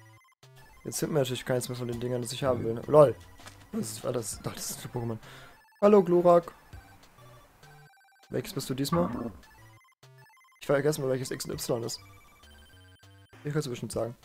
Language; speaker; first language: German; native; German